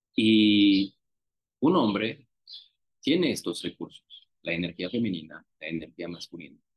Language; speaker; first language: Spanish; non-native, fluent; French